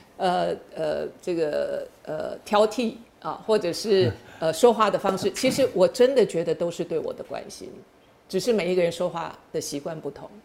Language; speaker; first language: Chinese; native; Chinese